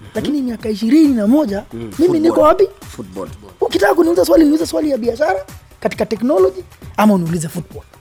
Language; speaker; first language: Swahili; native; Swahili